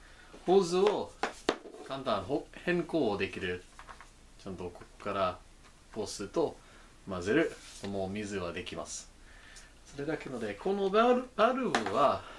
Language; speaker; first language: Japanese; non-native, learner; English